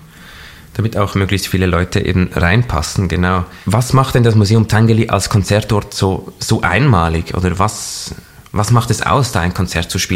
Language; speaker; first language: German; native; German